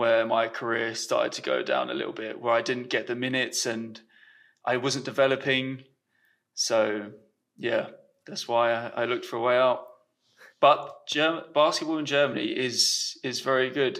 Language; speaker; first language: English; native; English